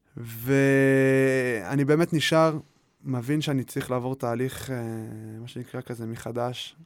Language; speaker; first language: Hebrew; native; Hebrew